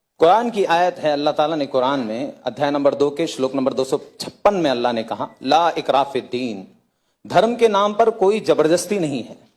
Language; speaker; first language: Hindi; native; Hindi